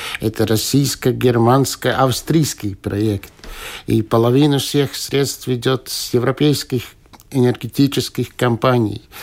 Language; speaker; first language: Russian; non-native, local second language; Latvian